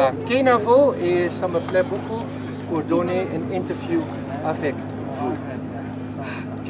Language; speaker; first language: French; non-native, learner; Dutch